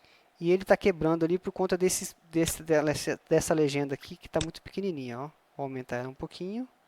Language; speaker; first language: Portuguese; native; Portuguese